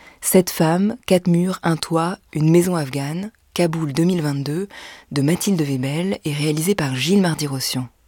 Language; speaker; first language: French; native; French